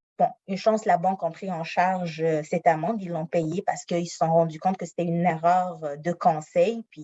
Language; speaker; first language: French; non-native, local second language; Arabic